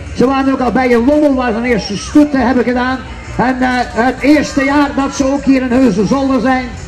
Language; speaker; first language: Dutch; native; Dutch